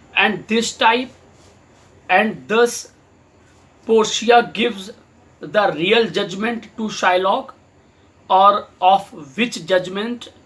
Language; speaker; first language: English; non-native, local second language; Hindi